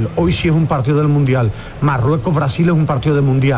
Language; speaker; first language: Spanish; native; Spanish